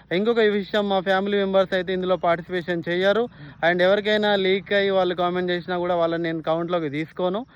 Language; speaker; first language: Telugu; native; Telugu